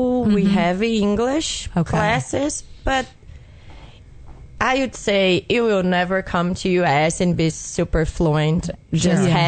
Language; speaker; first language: English; non-native, fluent; Portuguese